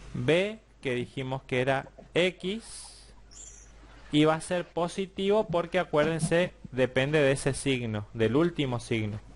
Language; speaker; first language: Spanish; native; Spanish